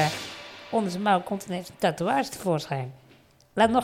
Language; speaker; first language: Dutch; native; Dutch